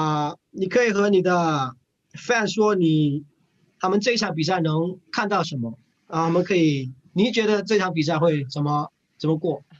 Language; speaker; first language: Chinese; early bilingual, heritage; English